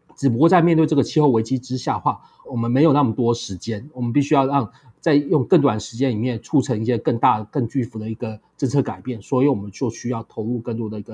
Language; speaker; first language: Chinese; native; Chinese